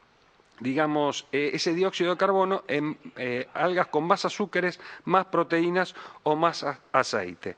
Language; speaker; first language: Spanish; native; Spanish